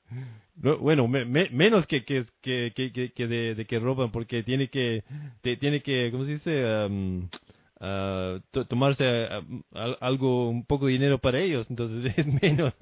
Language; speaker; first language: Spanish; non-native, fluent; English